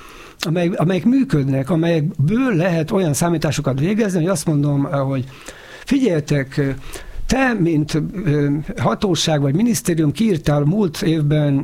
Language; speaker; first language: Hungarian; native; Hungarian